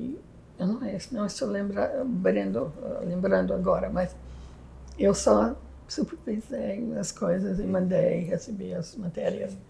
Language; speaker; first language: Portuguese; non-native, fluent; English